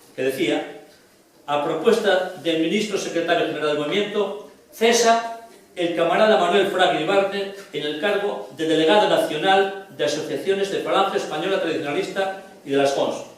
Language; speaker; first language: Spanish; non-native, local second language; Galician